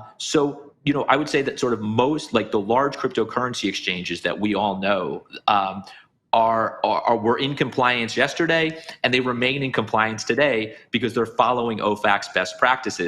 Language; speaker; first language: English; native; English